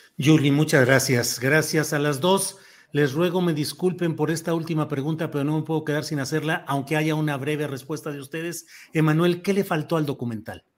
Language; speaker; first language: Spanish; native; Spanish